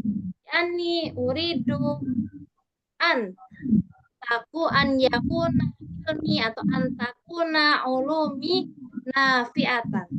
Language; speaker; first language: Arabic; non-native, fluent; Indonesian